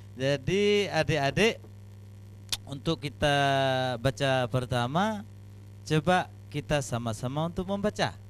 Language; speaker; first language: Malay; non-native, local second language; Achinese